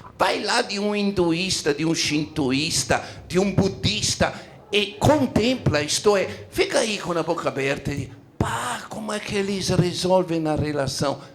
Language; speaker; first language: Portuguese; non-native, fluent; Italian